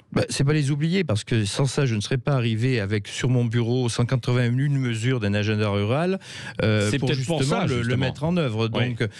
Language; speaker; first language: French; native; French